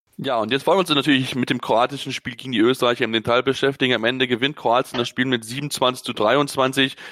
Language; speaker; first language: German; native; German